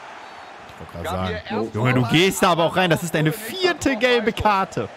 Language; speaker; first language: German; native; German